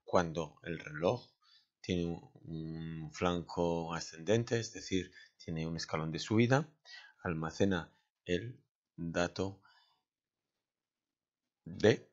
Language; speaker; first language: Spanish; native; Spanish